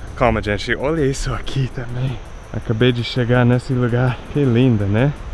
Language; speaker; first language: Portuguese; non-native, fluent; English